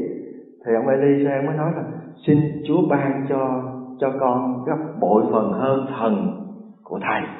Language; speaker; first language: Vietnamese; native; Vietnamese